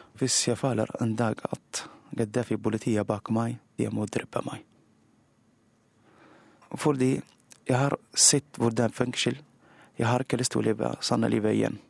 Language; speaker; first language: Norwegian; non-native, learner; Arabic